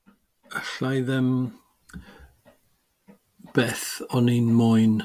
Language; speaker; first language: Welsh; non-native, learner; English